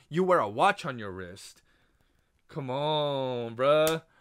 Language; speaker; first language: English; native; English